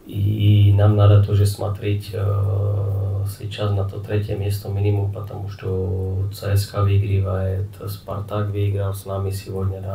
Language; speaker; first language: Russian; non-native, fluent; Czech